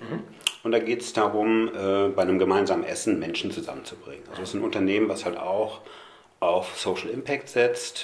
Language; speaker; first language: German; native; German